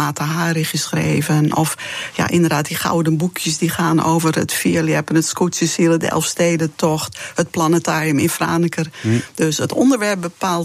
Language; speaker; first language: Dutch; non-native, local second language; Western Frisian